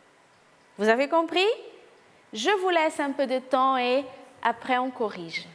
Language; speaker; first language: French; non-native, fluent; Portuguese